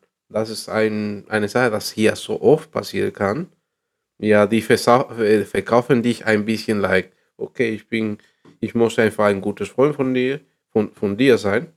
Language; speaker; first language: German; non-native, learner; Spanish